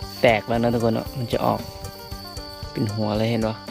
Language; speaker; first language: Thai; non-native, local second language; Northeastern Thai